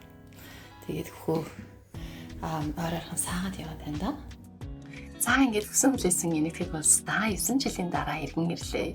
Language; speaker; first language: Mongolian; native; Mongolian